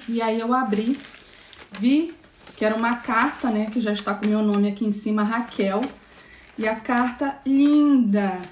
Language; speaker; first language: Portuguese; native; Portuguese